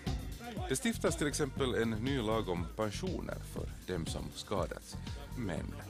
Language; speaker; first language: Swedish; native; Swedish